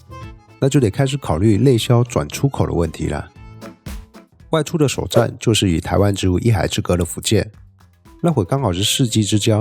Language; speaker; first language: Chinese; native; Chinese